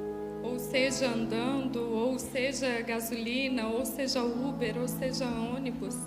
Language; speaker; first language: Portuguese; native; Portuguese